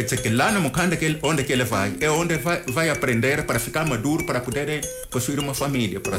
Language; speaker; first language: Portuguese; non-native, local second language; Kongo